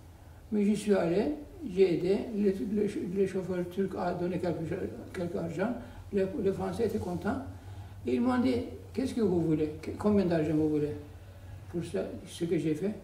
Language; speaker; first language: French; non-native, fluent; Turkish